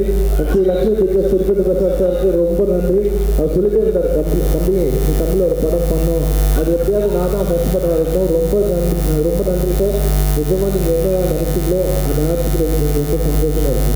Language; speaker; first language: Tamil; non-native, local second language; Telugu